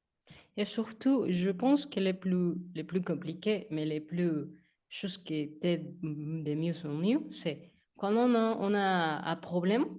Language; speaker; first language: French; non-native, learner; Spanish